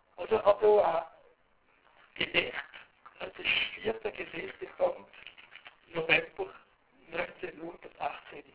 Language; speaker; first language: German; non-native, local second language; French